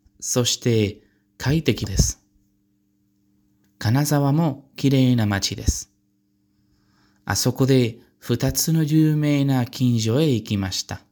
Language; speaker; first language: Japanese; non-native, learner; Spanish